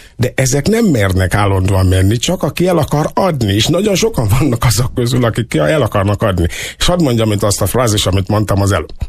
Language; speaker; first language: Hungarian; non-native, fluent; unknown